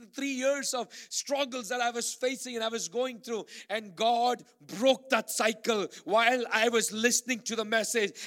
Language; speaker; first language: English; non-native, local second language; Malayalam